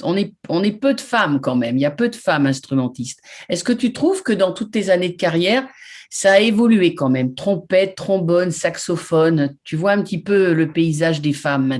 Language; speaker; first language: French; native; French